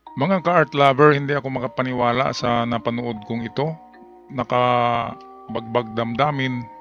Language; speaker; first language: Filipino; non-native, local second language; Cebuano